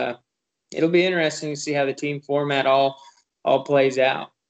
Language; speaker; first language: English; native; English